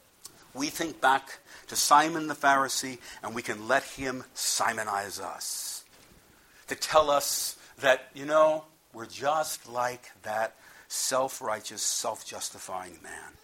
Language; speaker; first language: English; native; English